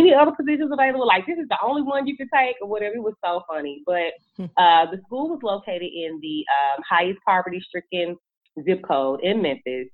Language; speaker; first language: English; native; English